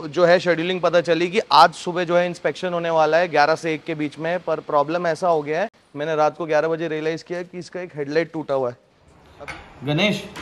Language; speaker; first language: Hindi; native; Hindi